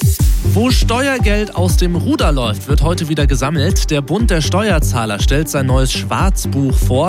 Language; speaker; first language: German; native; German